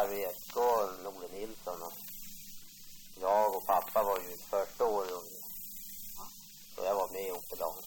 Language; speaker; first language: Swedish; native; Swedish